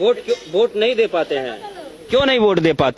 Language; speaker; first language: Hindi; native; Hindi